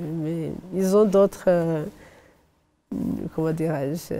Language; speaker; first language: French; non-native, fluent; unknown